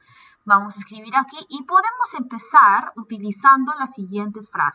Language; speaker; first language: Spanish; native; Spanish